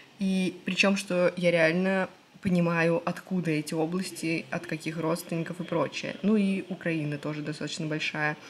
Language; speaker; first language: Russian; native; Russian